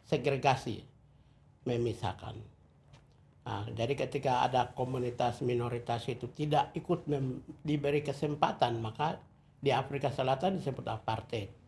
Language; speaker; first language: Indonesian; non-native, local second language; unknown